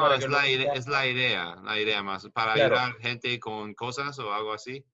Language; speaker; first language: Spanish; non-native, learner; English